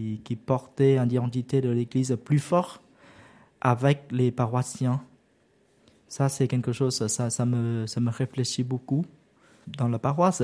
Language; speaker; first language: French; non-native, learner; Vietnamese